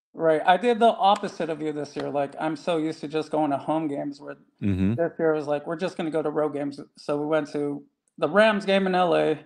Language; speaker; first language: English; native; English